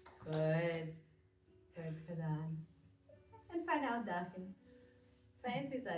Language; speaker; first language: Dutch; non-native, fluent; Latvian